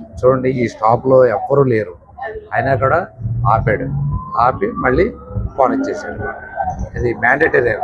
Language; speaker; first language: Telugu; native; Telugu